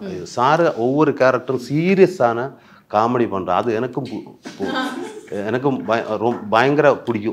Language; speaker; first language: Tamil; non-native, learner; Malayalam